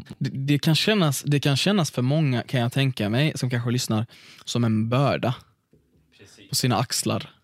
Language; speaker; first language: Swedish; early bilingual, other home language; Arabic